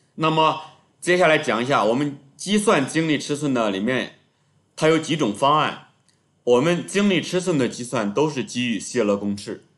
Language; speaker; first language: Chinese; native; Chinese